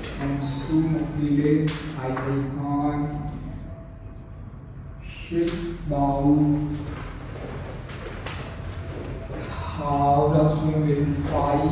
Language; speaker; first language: Vietnamese; non-native, learner; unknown